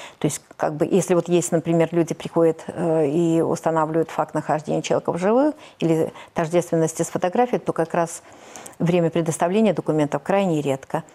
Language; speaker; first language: Russian; native; Russian